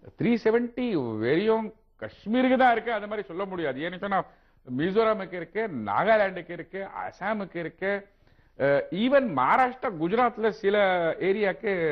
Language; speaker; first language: Tamil; non-native, local second language; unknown